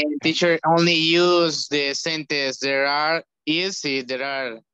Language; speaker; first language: English; non-native, learner; Spanish